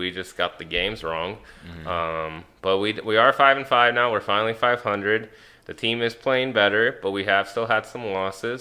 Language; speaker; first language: English; native; English